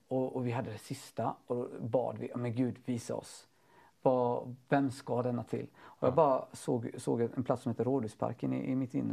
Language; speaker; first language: Swedish; native; Swedish